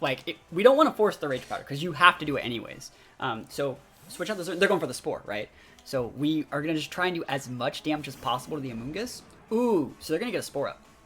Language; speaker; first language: English; native; English